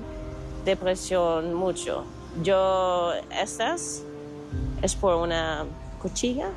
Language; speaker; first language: Spanish; non-native, learner; Dutch